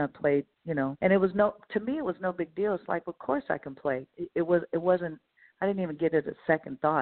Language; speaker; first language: English; native; English